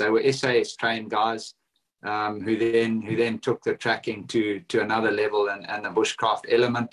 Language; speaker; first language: English; native; English